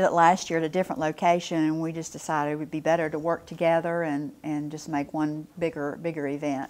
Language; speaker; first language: English; native; English